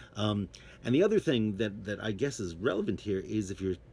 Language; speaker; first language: English; native; English